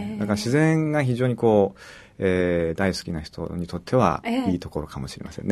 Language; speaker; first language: Japanese; native; Japanese